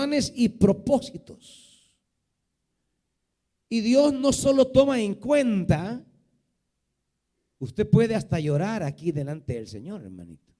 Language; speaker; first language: Spanish; native; Spanish